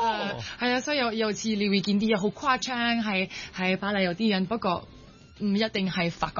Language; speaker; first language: Cantonese; non-native, local second language; French